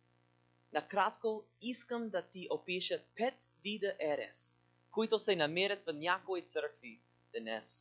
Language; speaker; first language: Bulgarian; non-native, learner; English